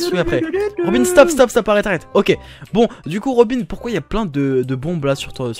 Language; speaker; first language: French; native; French